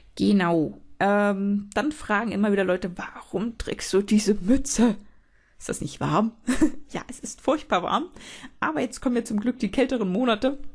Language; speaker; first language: German; native; German